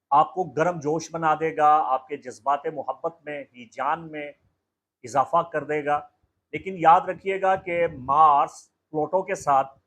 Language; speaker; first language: Urdu; native; Urdu